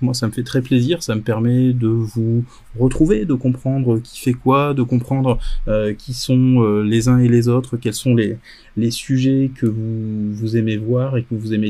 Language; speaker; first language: French; native; French